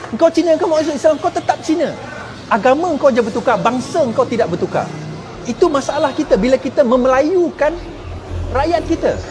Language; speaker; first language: Malay; non-native, local second language; Chinese